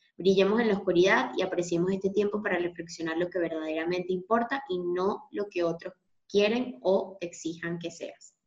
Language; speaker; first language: Spanish; native; Spanish